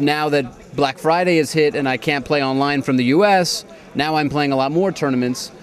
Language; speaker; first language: English; native; English